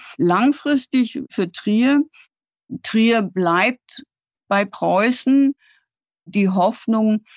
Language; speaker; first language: German; native; German